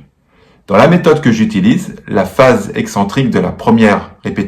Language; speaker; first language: French; native; French